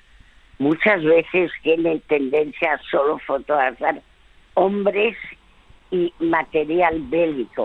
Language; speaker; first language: Spanish; early bilingual, other home language; French